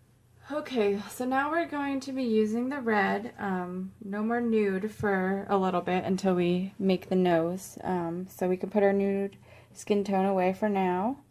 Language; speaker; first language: English; native; English